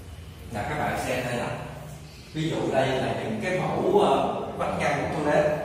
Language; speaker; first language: Vietnamese; native; Vietnamese